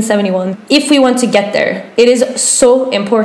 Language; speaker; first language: English; non-native, fluent; French